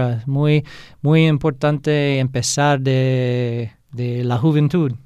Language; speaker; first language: Spanish; non-native, fluent; English